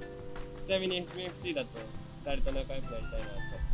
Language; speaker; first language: Japanese; native; Japanese